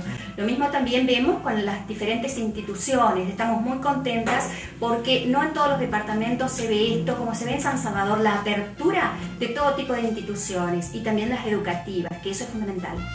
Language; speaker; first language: Spanish; native; Spanish